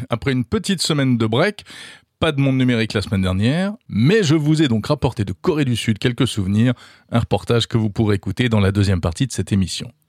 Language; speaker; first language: French; native; French